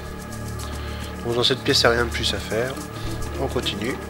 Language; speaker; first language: French; native; French